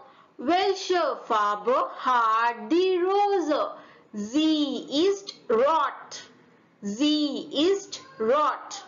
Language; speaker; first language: German; non-native, fluent; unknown